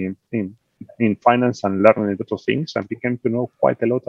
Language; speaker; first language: English; non-native, fluent; Spanish